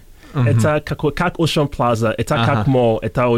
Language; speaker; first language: Russian; non-native, learner; English